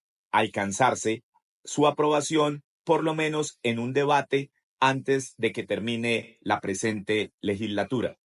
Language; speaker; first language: Spanish; native; Spanish